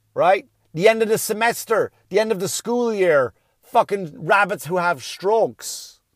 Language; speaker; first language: English; native; English